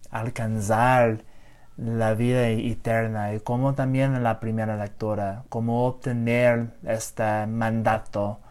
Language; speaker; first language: Spanish; non-native, learner; English